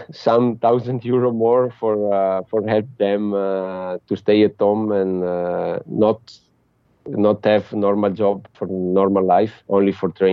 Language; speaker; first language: English; non-native, fluent; Italian